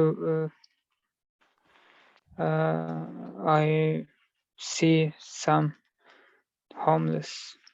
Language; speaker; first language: English; non-native, learner; Turkish